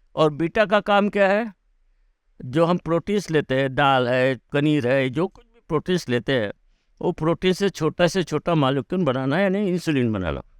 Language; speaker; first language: Hindi; native; Hindi